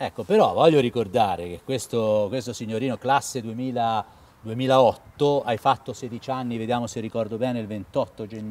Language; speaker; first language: Italian; native; Italian